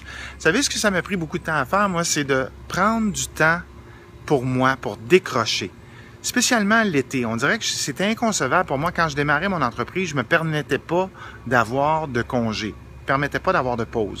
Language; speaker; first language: French; native; French